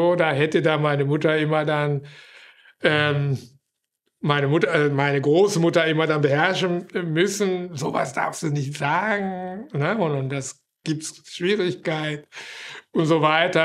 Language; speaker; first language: German; non-native, fluent; Japanese